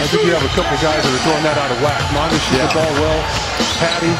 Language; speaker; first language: English; native; English